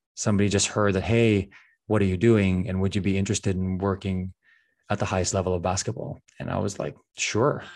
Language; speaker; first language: English; non-native, local second language; Filipino